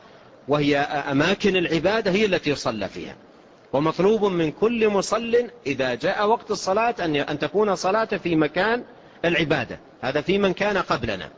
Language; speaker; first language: Arabic; native; Arabic